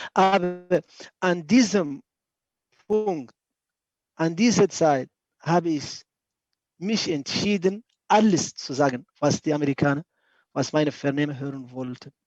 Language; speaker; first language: German; non-native, fluent; Arabic